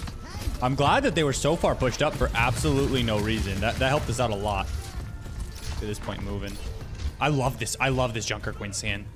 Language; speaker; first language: English; native; English